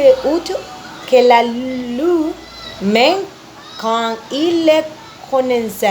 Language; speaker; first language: French; non-native, learner; Spanish